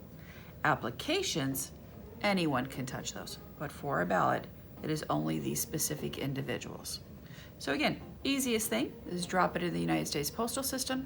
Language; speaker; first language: English; native; English